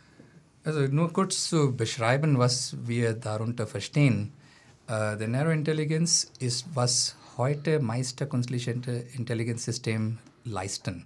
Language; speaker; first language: German; non-native, fluent; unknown